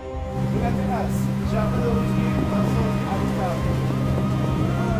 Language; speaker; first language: French; non-native, learner; Portuguese